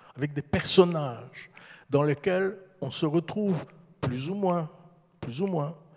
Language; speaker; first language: French; early bilingual, heritage; French